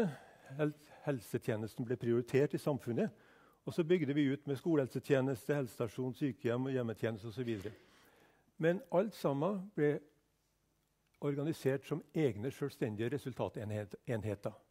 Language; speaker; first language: Norwegian; native; Norwegian